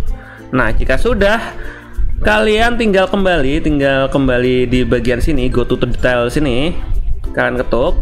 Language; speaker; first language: Indonesian; native; Indonesian